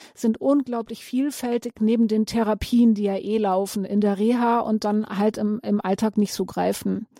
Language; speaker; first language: German; native; German